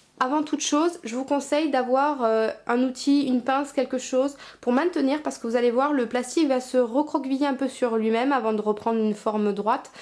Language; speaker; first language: French; native; French